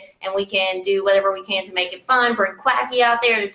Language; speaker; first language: English; native; English